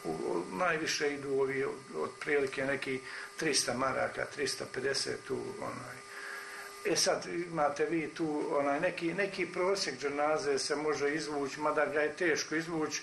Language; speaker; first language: Croatian; native; Croatian